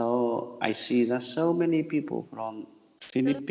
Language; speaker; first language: English; non-native, learner; Vietnamese